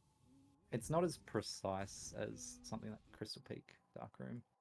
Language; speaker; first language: English; native; English